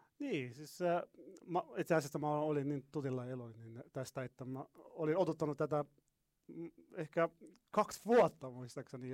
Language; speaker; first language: Finnish; non-native, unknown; Arabic